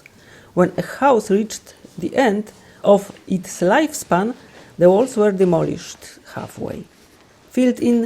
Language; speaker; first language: English; non-native, fluent; Polish